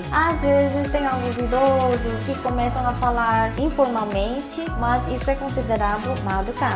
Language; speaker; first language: Portuguese; non-native, fluent; Korean